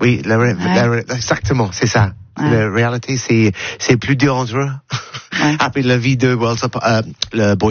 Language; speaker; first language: French; non-native, learner; English